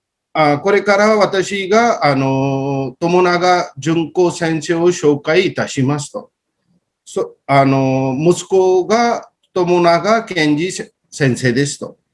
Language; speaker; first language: Japanese; non-native, fluent; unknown